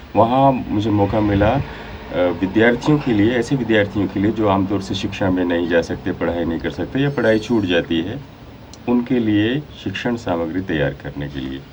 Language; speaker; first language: Hindi; native; Hindi